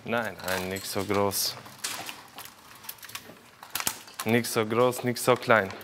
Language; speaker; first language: German; non-native, learner; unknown